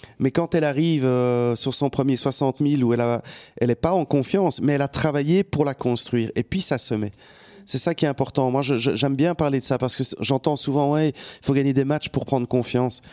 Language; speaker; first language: French; native; French